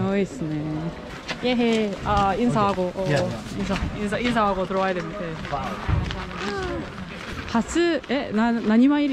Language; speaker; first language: Japanese; non-native, fluent; Korean